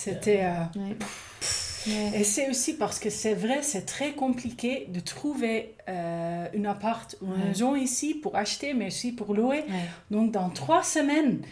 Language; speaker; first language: French; non-native, learner; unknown